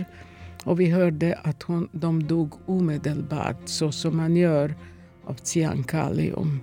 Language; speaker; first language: Swedish; non-native, fluent; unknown